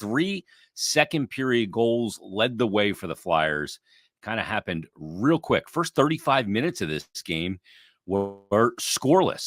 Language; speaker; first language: English; native; English